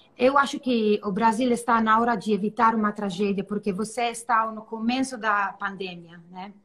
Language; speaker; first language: Portuguese; non-native, learner; Italian